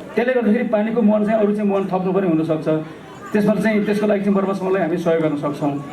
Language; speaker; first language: Nepali; non-native, local second language; Gurung